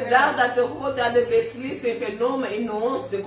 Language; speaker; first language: Dutch; non-native, learner; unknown